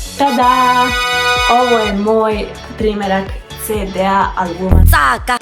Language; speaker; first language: Bosnian; early bilingual, heritage; Bosnian